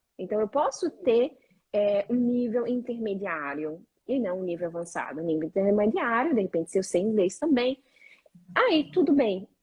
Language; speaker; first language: Portuguese; native; Portuguese